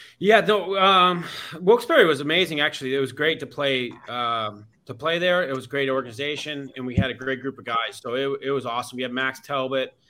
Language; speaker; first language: English; native; English